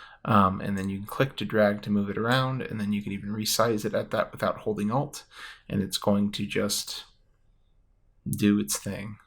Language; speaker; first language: English; native; English